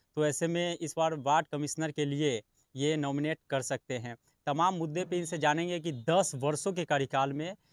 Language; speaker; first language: Hindi; native; Hindi